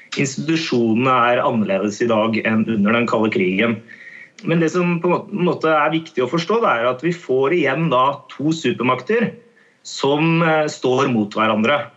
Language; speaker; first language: Norwegian; native; Norwegian